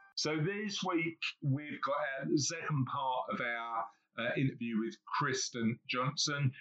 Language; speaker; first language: English; native; English